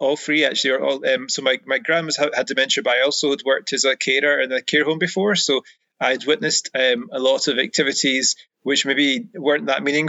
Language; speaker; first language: English; native; English